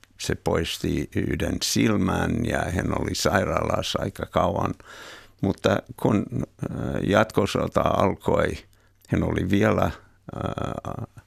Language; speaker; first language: Finnish; non-native, fluent; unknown